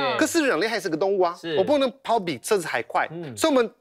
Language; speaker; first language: Chinese; non-native, fluent; Portuguese